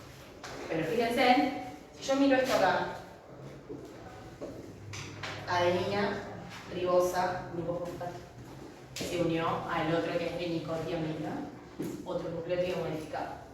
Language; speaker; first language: Spanish; native; Spanish